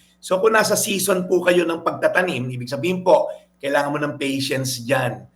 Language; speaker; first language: Filipino; native; Filipino